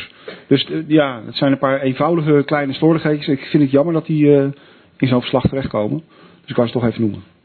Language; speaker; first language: Dutch; native; Dutch